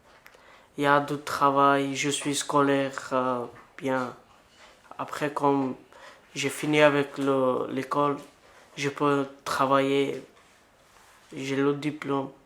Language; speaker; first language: French; non-native, learner; Bulgarian